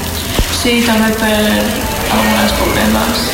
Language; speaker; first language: Catalan; non-native, learner; Georgian